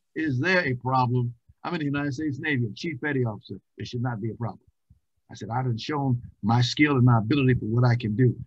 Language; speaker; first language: English; native; English